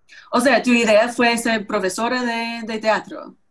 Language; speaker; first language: Spanish; non-native, fluent; English